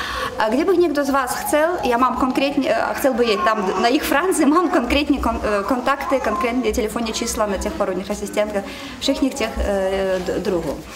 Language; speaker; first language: Czech; non-native, learner; Russian